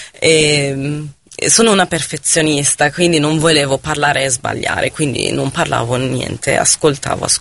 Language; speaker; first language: Italian; non-native, fluent; Arabic